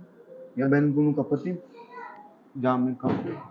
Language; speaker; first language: Turkish; non-native, learner; Urdu